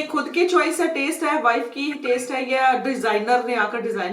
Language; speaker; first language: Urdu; non-native, local second language; Punjabi